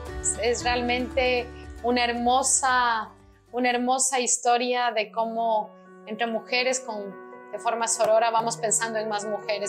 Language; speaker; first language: Spanish; native; Spanish